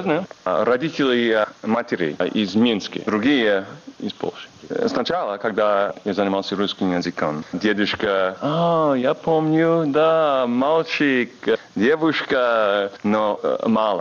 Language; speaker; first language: Russian; non-native, fluent; English